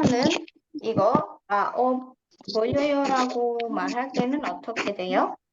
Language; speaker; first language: Korean; non-native, fluent; Indonesian